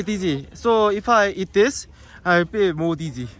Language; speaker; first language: English; non-native, learner; Korean